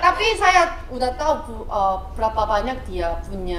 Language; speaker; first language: Indonesian; non-native, learner; Korean